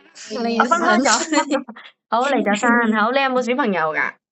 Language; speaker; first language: Cantonese; native; Cantonese